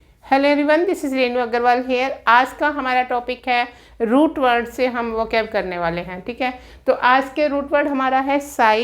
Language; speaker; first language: Hindi; native; Hindi